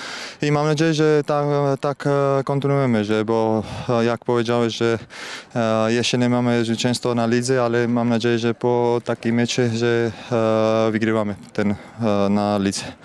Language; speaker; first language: Polish; non-native, fluent; Georgian